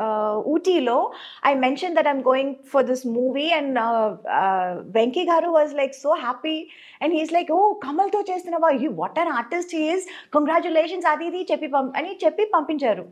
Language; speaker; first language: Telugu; non-native, local second language; Tamil